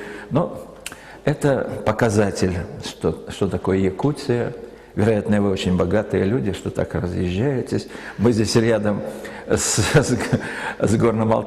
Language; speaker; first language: Russian; native; Russian